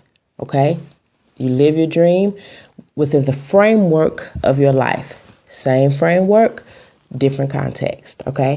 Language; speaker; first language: English; native; English